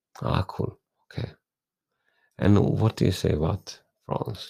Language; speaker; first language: English; non-native, fluent; Swedish